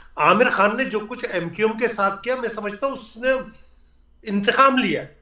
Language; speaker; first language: Urdu; native; Urdu